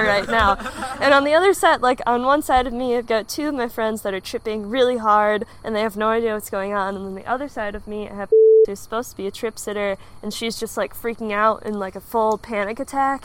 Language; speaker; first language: English; native; English